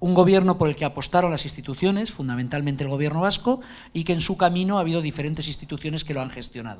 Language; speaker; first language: Spanish; native; Spanish